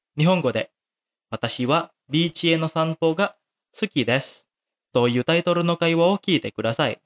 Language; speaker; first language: Japanese; non-native, fluent; Indonesian